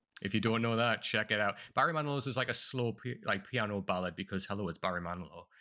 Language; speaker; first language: English; native; English